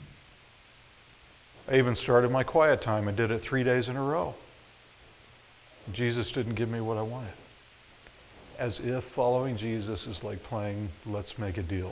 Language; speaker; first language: English; native; English